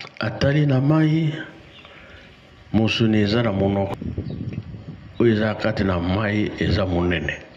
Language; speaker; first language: Lingala; non-native, local second language; Kongo